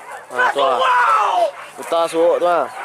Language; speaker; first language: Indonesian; non-native, local second language; Minangkabau